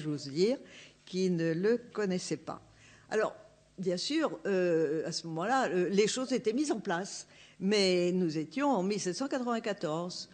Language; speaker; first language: French; native; French